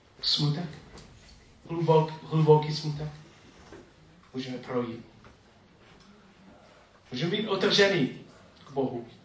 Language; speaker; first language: Czech; non-native, learner; English